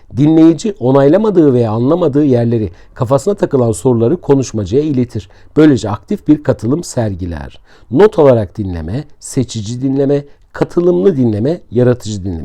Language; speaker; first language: Turkish; native; Turkish